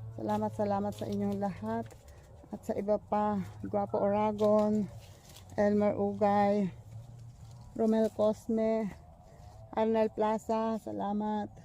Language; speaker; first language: Filipino; native; Filipino